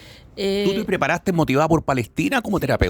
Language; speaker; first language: Spanish; native; Spanish